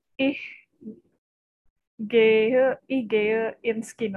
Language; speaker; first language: German; non-native, learner; Indonesian